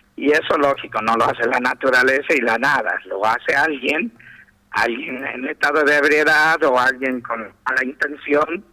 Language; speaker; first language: Spanish; native; Spanish